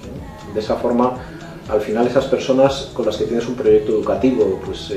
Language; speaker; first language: Spanish; native; Spanish